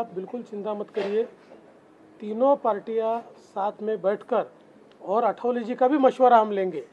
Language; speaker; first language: Hindi; non-native, local second language; Marathi